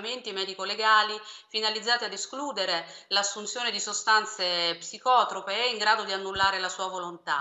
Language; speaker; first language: Italian; native; Italian